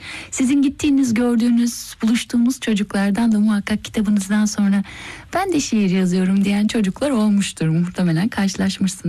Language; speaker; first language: Turkish; native; Turkish